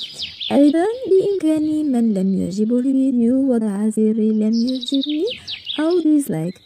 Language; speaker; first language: Arabic; native; Arabic